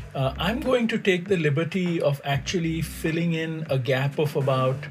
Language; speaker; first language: English; non-native, local second language; Hindi